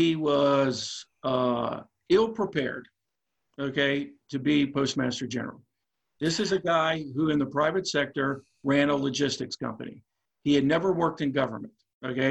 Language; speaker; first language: English; native; English